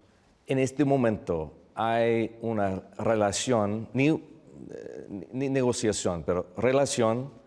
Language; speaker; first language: Spanish; non-native, fluent; English